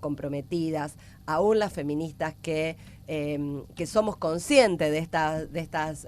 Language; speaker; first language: Spanish; native; Spanish